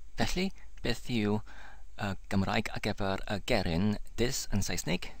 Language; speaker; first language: Welsh; non-native, learner; English